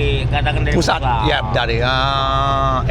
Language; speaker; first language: Indonesian; non-native, fluent; English